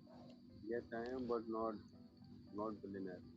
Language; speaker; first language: English; non-native, learner; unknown